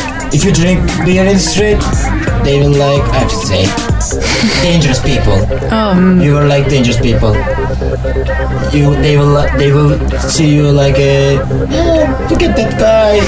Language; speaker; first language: English; non-native, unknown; Turkish